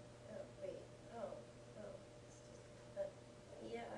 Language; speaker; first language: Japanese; non-native, learner; English